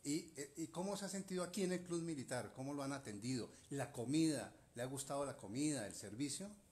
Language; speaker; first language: Spanish; native; Spanish